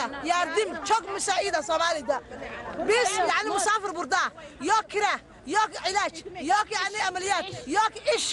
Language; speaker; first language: Turkish; non-native, learner; Somali